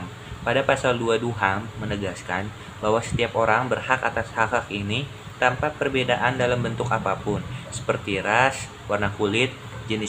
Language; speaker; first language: Indonesian; native; Indonesian